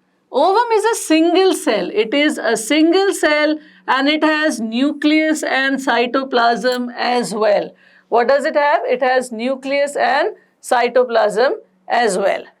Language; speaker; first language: English; non-native, local second language; Hindi